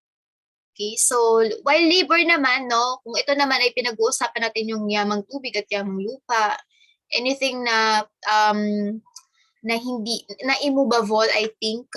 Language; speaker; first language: Filipino; native; Filipino